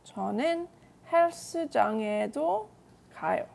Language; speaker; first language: Korean; non-native, fluent; English